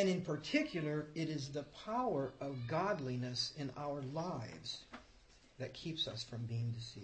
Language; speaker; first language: English; native; English